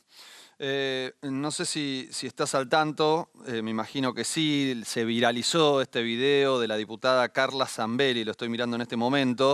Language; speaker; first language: Spanish; native; Spanish